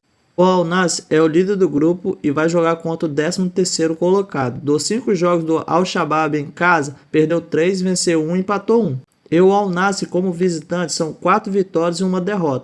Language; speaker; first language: Portuguese; native; Portuguese